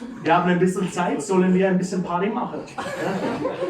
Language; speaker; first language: German; non-native, fluent; English